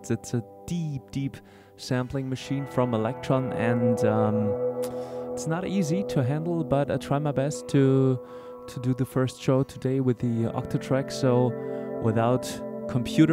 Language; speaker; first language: English; non-native, fluent; German